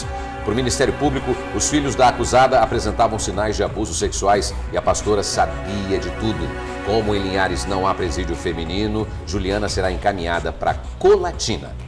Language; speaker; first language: Portuguese; native; Portuguese